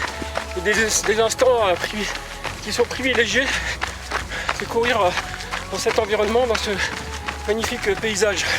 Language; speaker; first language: French; native; French